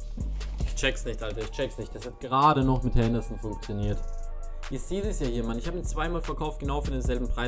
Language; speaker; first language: German; native; German